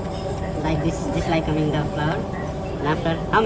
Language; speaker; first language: English; non-native, learner; Nepali